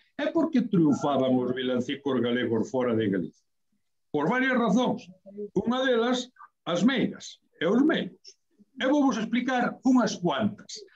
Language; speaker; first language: Galician; native; Galician